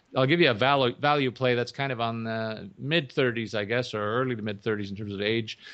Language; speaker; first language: English; native; English